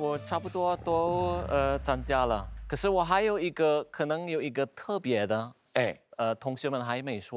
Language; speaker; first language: Chinese; non-native, learner; German